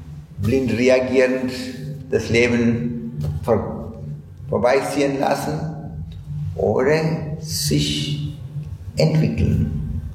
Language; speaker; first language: German; non-native, fluent; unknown